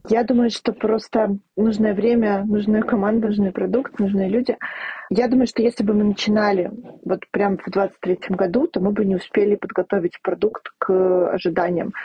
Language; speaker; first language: Russian; native; Russian